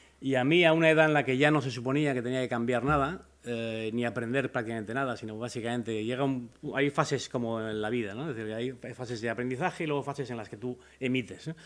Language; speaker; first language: Spanish; native; Spanish